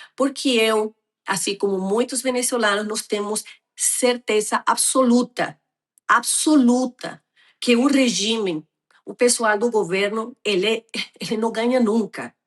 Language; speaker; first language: Portuguese; non-native, fluent; Spanish